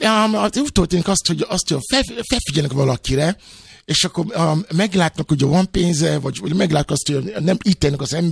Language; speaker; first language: Hungarian; non-native, learner; Yoruba